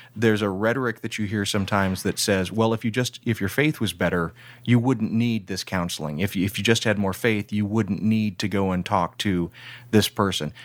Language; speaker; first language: English; native; English